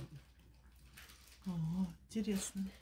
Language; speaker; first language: Russian; native; Russian